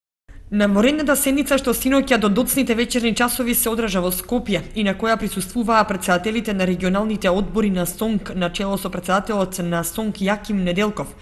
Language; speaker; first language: Macedonian; native; Macedonian